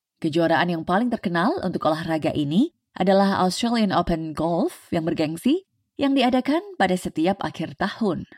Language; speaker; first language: Indonesian; native; Indonesian